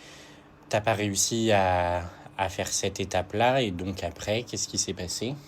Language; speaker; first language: French; native; French